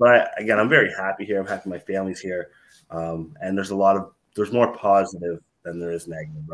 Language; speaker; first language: English; native; English